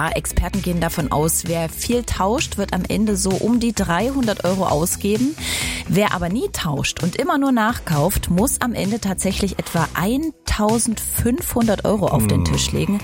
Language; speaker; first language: German; native; German